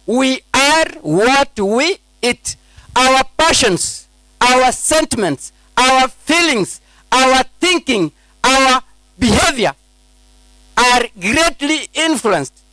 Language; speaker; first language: English; non-native, local second language; Swahili